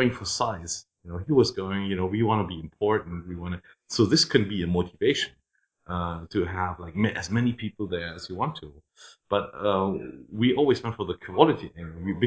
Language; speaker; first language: English; non-native, fluent; German